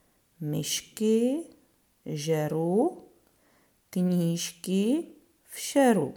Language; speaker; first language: Czech; native; Czech